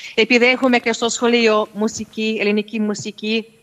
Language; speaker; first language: Greek; early bilingual, heritage; Hungarian